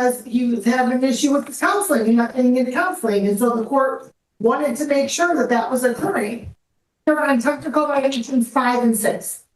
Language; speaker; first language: English; native; English